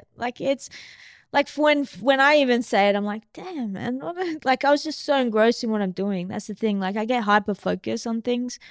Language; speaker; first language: English; native; English